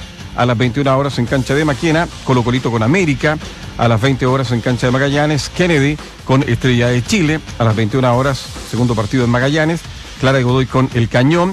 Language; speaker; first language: Spanish; native; Spanish